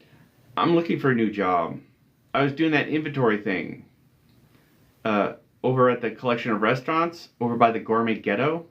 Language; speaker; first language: English; native; English